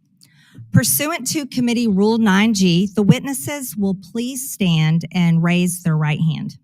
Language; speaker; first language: English; native; English